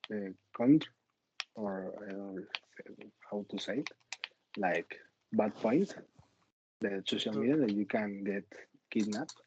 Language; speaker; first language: English; non-native, learner; Spanish